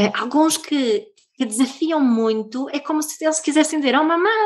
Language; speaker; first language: Portuguese; non-native, fluent; Swedish